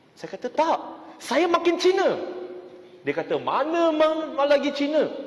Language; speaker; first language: Malay; non-native, local second language; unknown